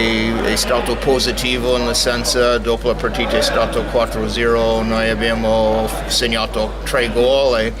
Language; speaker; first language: Italian; non-native, learner; English